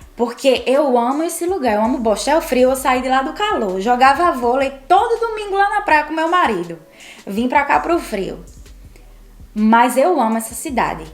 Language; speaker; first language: Portuguese; native; Portuguese